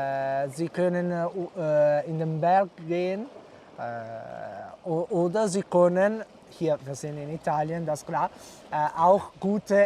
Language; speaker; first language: German; non-native, fluent; Italian